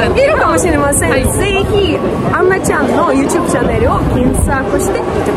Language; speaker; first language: Japanese; non-native, fluent; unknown